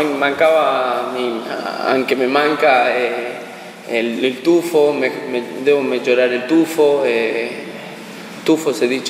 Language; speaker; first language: Italian; non-native, learner; Spanish